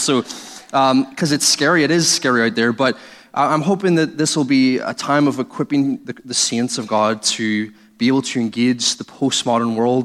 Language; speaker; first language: English; native; English